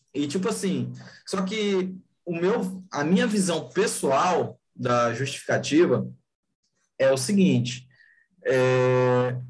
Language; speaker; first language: Portuguese; native; Portuguese